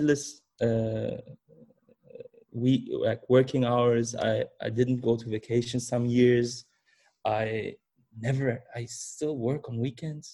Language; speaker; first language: English; early bilingual, other home language; German